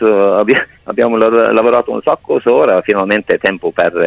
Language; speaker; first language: Italian; non-native, fluent; Norwegian